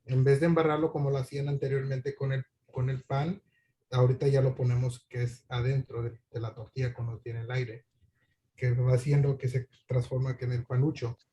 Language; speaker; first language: Spanish; early bilingual, other home language; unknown